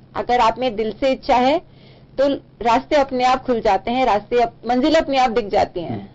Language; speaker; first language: Hindi; native; Hindi